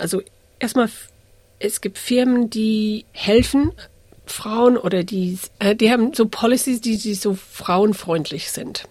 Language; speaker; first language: German; early bilingual, heritage; English